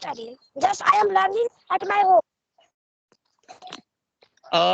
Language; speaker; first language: English; non-native, learner; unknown